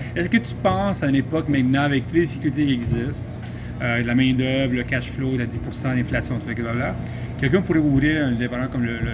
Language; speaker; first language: French; native; French